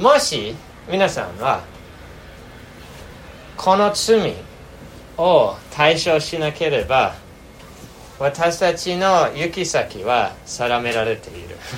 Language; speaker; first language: Japanese; non-native, fluent; English